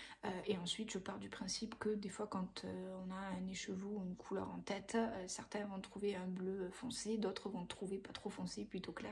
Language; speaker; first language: French; native; French